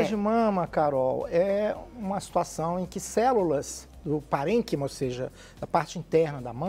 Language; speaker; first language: Portuguese; native; Portuguese